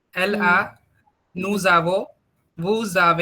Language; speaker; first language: French; non-native, learner; Hindi